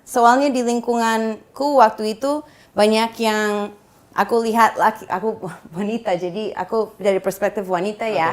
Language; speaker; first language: Indonesian; non-native, fluent; English